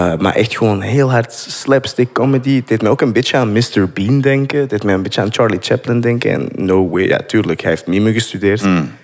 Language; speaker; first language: Dutch; native; Dutch